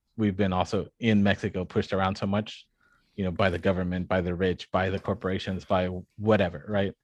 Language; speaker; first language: English; non-native, fluent; Spanish